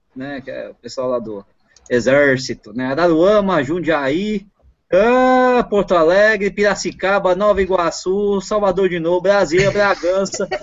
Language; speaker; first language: Portuguese; native; Portuguese